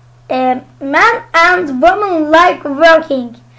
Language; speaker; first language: English; non-native, learner; Turkish